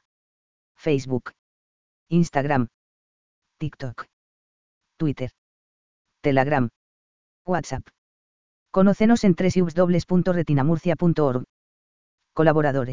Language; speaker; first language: Spanish; native; Spanish